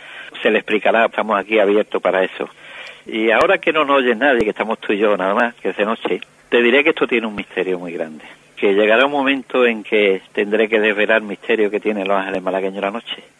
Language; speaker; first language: Spanish; native; Spanish